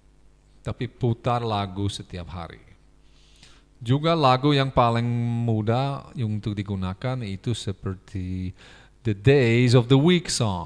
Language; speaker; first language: Indonesian; non-native, fluent; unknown